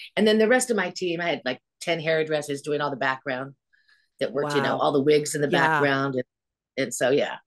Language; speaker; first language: English; native; English